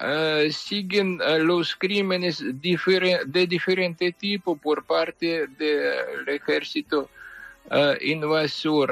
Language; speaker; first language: Spanish; non-native, fluent; Ukrainian